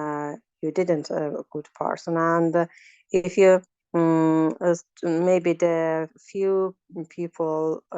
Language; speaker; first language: English; non-native, learner; Azerbaijani